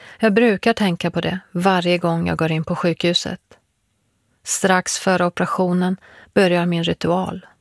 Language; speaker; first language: Swedish; early bilingual, other home language; Persian